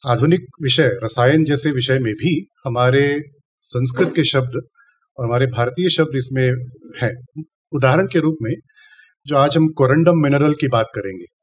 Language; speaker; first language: Hindi; non-native, local second language; Tamil